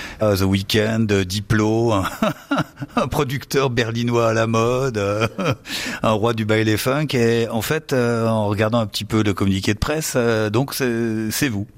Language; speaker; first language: French; native; French